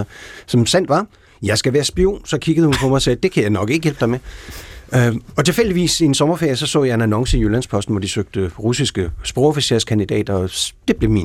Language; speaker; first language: Danish; native; Danish